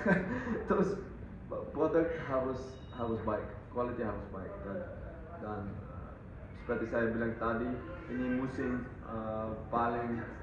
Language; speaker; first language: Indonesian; non-native, fluent; Dutch